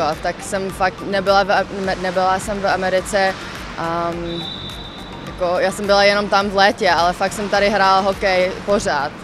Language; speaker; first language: Czech; non-native, local second language; English